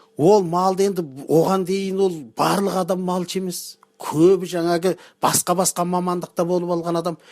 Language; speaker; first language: Kazakh; early bilingual, heritage; Kazakh